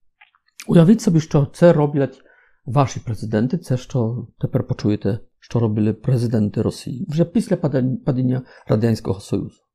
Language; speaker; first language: Ukrainian; non-native, fluent; Polish